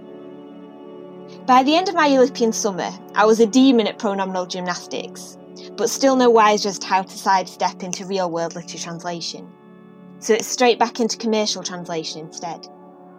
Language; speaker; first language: English; native; English